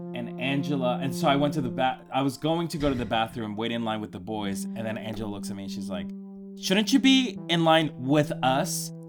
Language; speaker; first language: English; early bilingual, other home language; Spanish